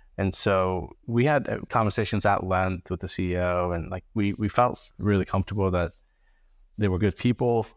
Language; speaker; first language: English; early bilingual, other home language; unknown